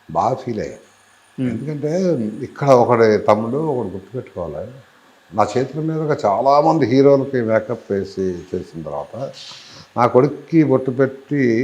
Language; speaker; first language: Telugu; native; Telugu